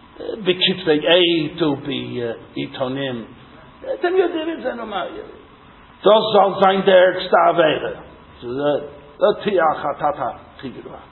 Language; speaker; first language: Hebrew; non-native, fluent; English